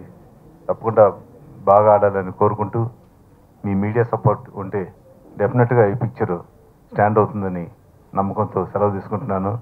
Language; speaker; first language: Telugu; native; Telugu